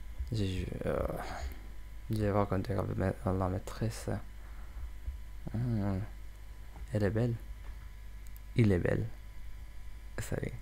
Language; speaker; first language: French; non-native, learner; English